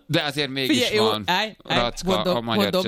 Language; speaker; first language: Hungarian; native; Hungarian